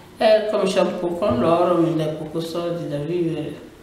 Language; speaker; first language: Italian; non-native, learner; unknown